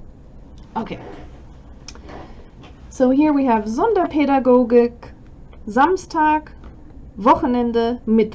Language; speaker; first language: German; non-native, fluent; English